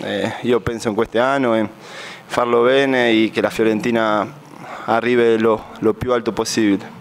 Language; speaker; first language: Italian; non-native, fluent; Spanish